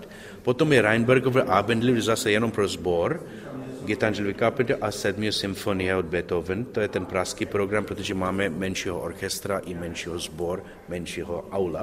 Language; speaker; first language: Czech; non-native, learner; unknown